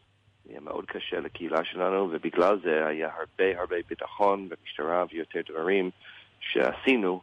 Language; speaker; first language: Hebrew; non-native, learner; English